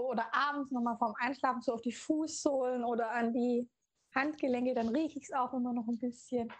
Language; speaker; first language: German; native; German